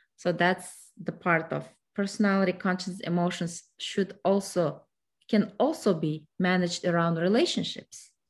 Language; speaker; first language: English; non-native, fluent; Kazakh